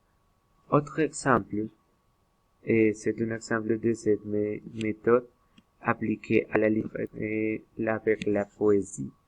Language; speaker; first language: French; non-native, learner; Spanish